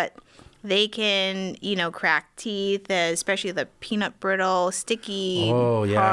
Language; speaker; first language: English; native; English